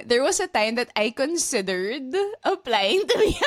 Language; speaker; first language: English; non-native, local second language; Filipino